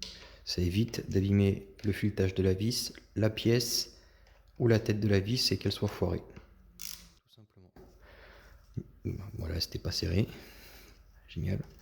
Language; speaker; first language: French; native; French